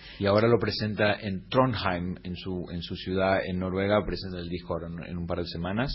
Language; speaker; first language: Spanish; native; Spanish